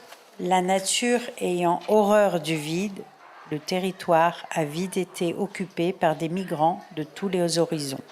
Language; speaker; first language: French; native; French